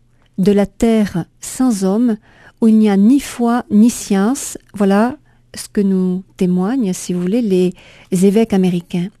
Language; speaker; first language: French; native; French